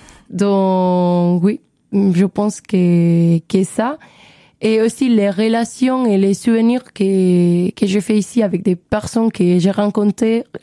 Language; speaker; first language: French; non-native, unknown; Spanish